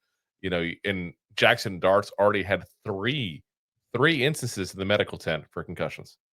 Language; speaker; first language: English; native; English